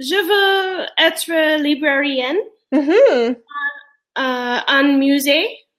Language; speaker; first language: French; non-native, learner; English